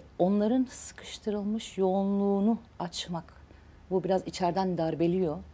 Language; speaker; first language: Turkish; native; Turkish